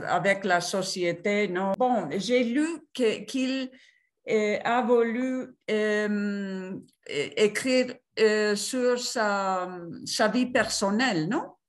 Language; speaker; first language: French; non-native, fluent; Spanish